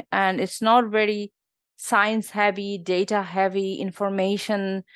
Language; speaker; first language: English; non-native, local second language; Bangla